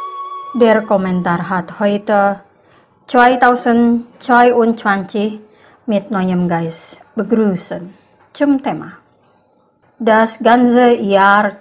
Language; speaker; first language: German; non-native, fluent; Indonesian